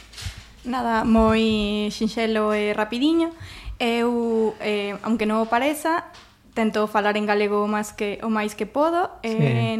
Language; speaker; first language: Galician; non-native, learner; Spanish